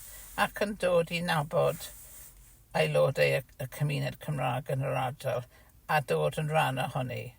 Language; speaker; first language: Welsh; non-native, fluent; English